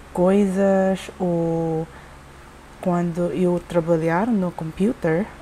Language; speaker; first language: Portuguese; non-native, learner; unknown